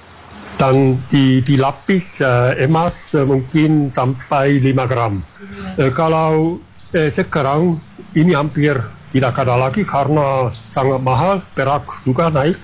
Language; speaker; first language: Indonesian; non-native, fluent; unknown